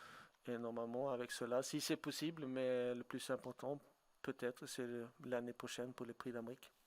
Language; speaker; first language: French; non-native, fluent; Swedish